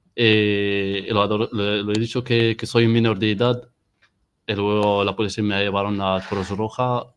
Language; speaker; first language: Spanish; non-native, learner; Arabic